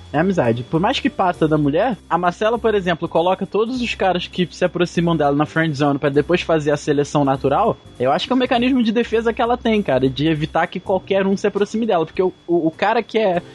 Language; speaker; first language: Portuguese; native; Portuguese